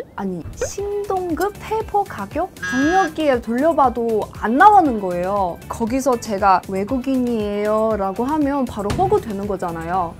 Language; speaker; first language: Korean; non-native, fluent; Chinese